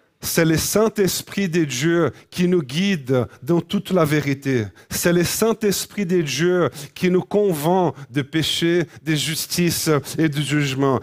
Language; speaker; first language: French; non-native, fluent; Portuguese